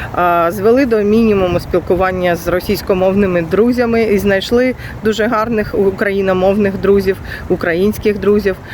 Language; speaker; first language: Ukrainian; non-native, local second language; Russian